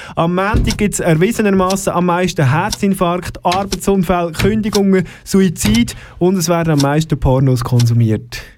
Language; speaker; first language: German; native; German